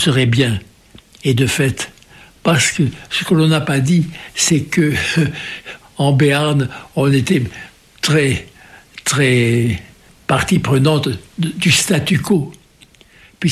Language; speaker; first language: French; native; French